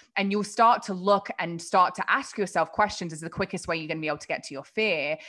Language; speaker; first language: English; native; English